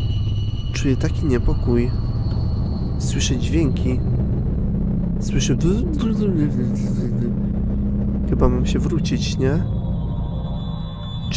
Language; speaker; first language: Polish; native; Polish